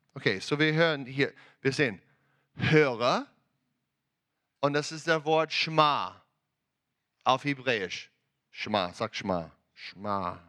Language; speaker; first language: German; non-native, learner; English